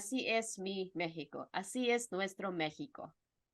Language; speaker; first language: Spanish; non-native, fluent; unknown